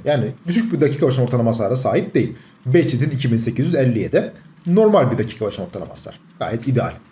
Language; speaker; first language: Turkish; native; Turkish